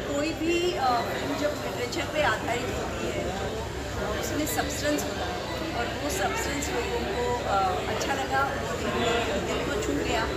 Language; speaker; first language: Hindi; native; Hindi